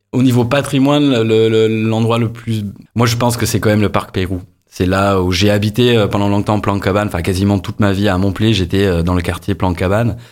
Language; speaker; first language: French; non-native, fluent; English